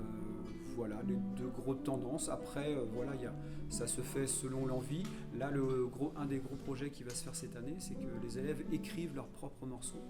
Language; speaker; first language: French; native; French